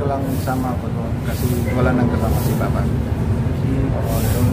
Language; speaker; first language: Filipino; non-native, learner; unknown